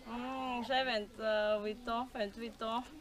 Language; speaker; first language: French; non-native, local second language; Malagasy